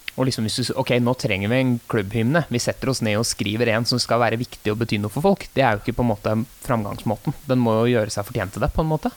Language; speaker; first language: Norwegian; native; Norwegian